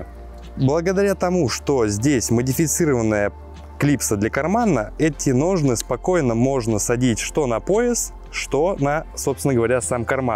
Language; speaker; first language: Russian; native; Russian